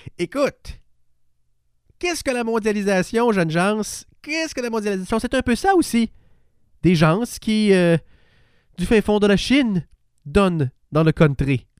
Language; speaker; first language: French; native; French